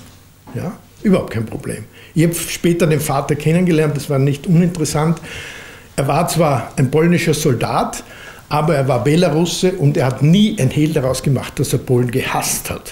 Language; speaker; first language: German; native; German